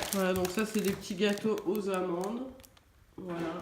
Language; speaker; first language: French; native; French